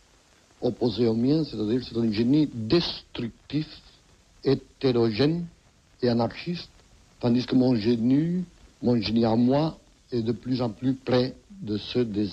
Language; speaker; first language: French; non-native, fluent; Catalan